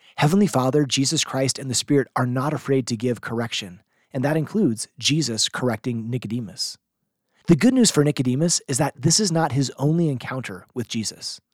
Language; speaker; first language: English; native; English